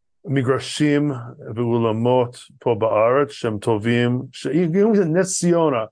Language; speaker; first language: Hebrew; non-native, fluent; English